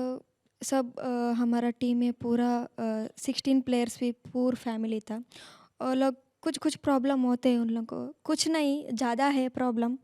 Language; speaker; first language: Hindi; non-native, local second language; Kannada